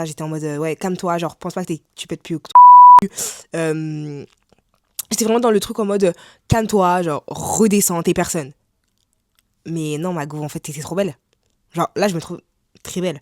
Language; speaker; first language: French; native; French